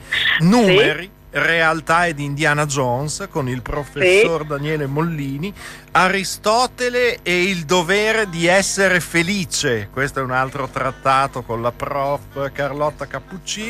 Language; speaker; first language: Italian; native; Italian